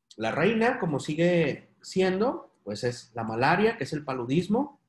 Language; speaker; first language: Spanish; native; Spanish